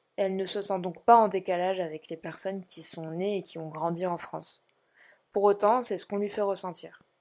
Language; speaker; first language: French; native; French